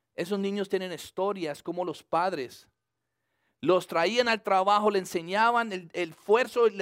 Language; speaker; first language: Spanish; early bilingual, heritage; Spanish